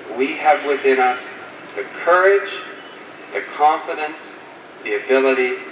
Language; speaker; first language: English; native; English